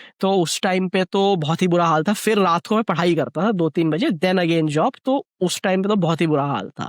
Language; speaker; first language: Hindi; non-native, local second language; Bangla